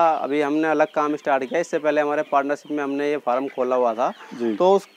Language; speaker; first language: Hindi; native; Hindi